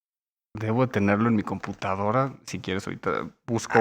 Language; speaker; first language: Spanish; native; Spanish